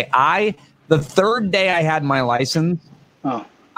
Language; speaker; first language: English; native; English